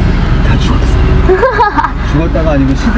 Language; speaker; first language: Korean; native; Korean